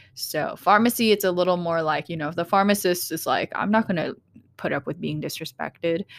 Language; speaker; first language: English; early bilingual, other home language; Vietnamese